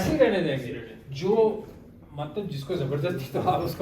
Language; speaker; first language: Urdu; native; Urdu